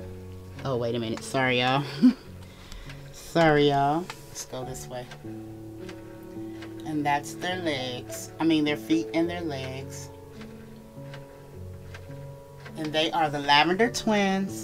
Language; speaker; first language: English; native; English